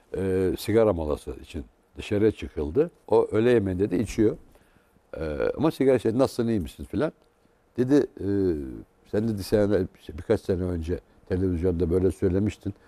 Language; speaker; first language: Turkish; native; Turkish